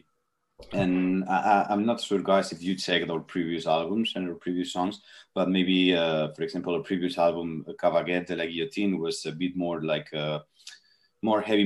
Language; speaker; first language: English; non-native, fluent; Spanish